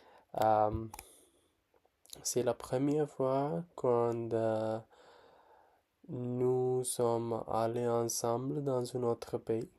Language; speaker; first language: French; non-native, learner; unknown